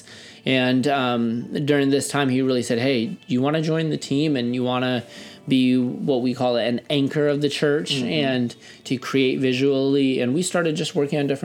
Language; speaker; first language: English; early bilingual, other home language; Russian